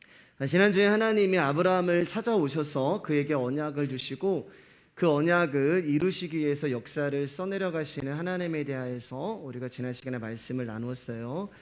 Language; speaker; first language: Korean; native; Korean